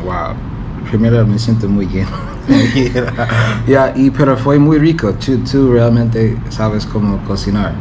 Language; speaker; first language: Spanish; non-native, learner; English